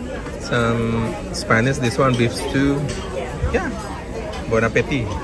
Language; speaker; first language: English; non-native, learner; Indonesian